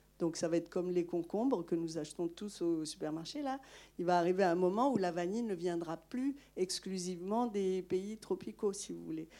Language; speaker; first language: French; non-native, local second language; Malagasy